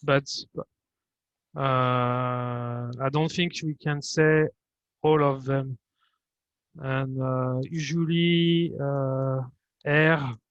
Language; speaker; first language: English; non-native, fluent; French